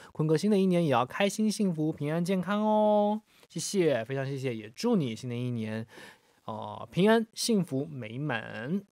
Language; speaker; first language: Chinese; native; Chinese